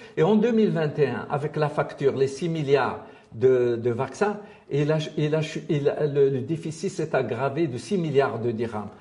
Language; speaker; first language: French; non-native, local second language; Arabic